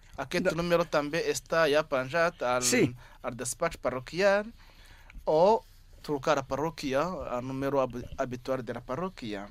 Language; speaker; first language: Catalan; non-native, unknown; Kinyarwanda